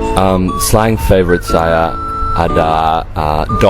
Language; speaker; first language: Indonesian; non-native, learner; English